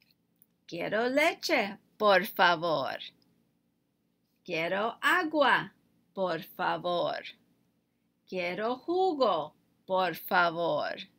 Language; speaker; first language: Spanish; non-native, learner; English